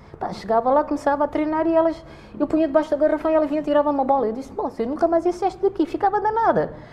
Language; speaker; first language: Portuguese; non-native, local second language; Kabuverdianu